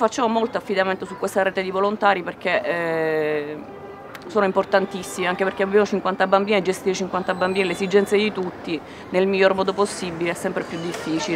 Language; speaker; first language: Italian; native; Italian